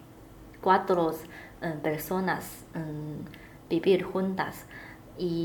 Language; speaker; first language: Spanish; non-native, learner; Chinese